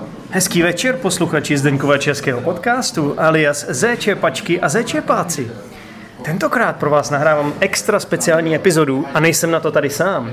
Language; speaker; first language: Czech; native; Czech